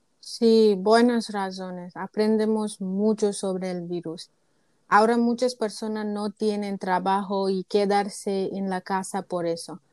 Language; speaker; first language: Spanish; non-native, learner; English